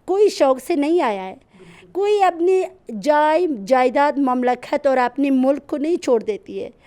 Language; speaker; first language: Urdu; non-native, learner; Persian